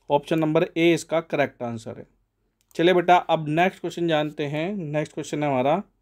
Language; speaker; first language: Hindi; native; Hindi